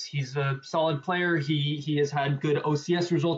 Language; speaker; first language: English; native; English